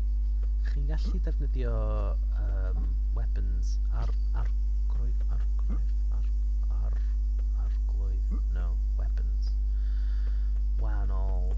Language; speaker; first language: Welsh; non-native, learner; English